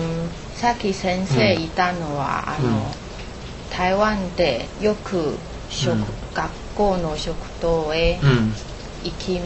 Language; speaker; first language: Japanese; non-native, learner; Chinese